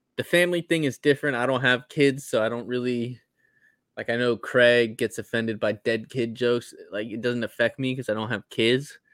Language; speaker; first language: English; native; English